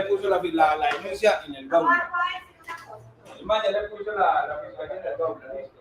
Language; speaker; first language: Spanish; native; Spanish